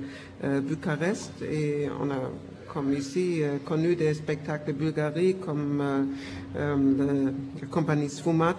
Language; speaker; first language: French; non-native, fluent; German